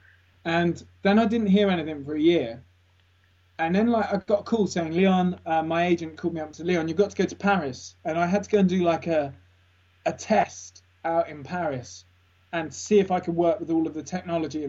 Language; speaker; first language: English; native; English